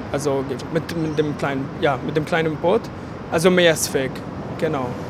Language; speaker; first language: German; non-native, fluent; Arabic